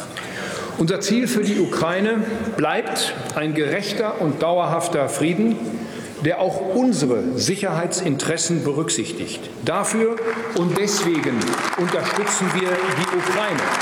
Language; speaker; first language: German; native; German